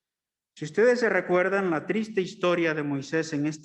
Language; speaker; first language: Spanish; native; Spanish